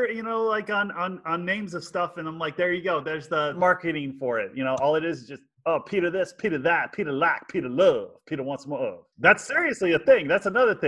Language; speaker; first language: English; native; English